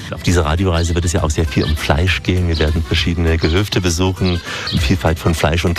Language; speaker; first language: German; native; German